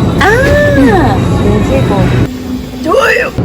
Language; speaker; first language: Korean; non-native, learner; Japanese